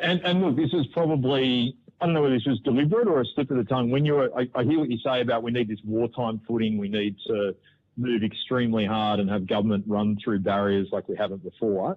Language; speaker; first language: English; native; English